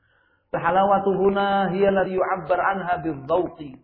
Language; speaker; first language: Arabic; non-native, fluent; Indonesian